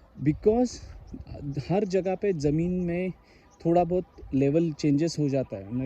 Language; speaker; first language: Hindi; non-native, local second language; Marathi